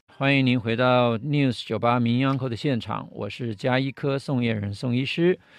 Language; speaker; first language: Chinese; native; Chinese